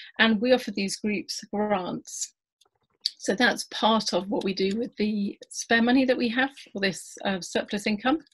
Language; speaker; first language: English; native; English